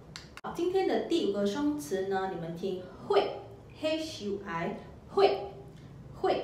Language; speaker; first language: Chinese; non-native, local second language; Malay